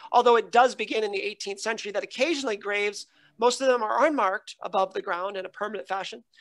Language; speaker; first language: English; native; English